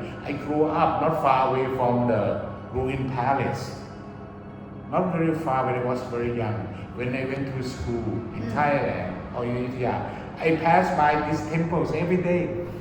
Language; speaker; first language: English; early bilingual, other home language; Thai